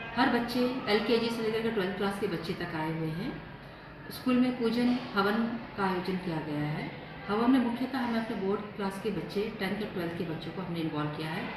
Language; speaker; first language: Hindi; native; Hindi